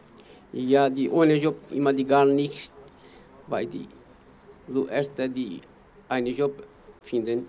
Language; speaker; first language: German; non-native, learner; Kurdish